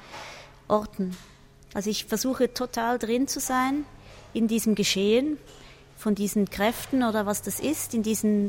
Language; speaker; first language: German; native; German